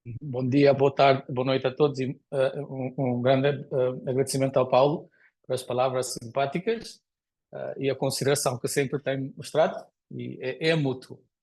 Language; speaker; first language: Portuguese; non-native, fluent; Konkani